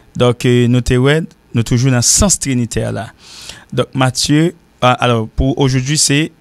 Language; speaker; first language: French; native; French